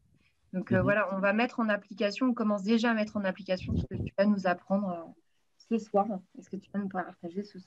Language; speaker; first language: French; native; French